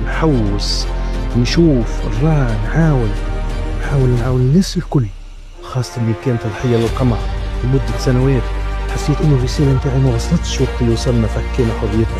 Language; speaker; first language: Arabic; native; Arabic